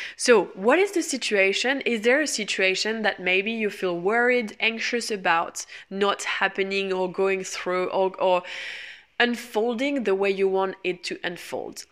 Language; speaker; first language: English; non-native, fluent; French